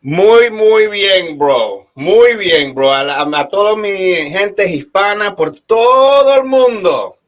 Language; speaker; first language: Spanish; early bilingual, heritage; Spanish